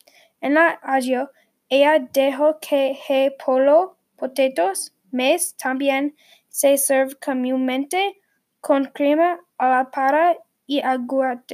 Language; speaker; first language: Spanish; non-native, learner; English